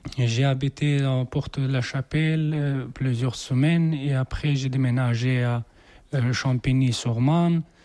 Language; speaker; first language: French; non-native, learner; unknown